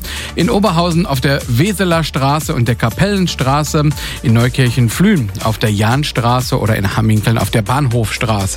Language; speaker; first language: German; native; German